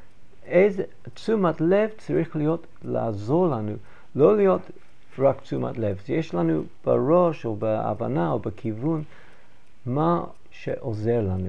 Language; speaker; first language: Hebrew; non-native, learner; English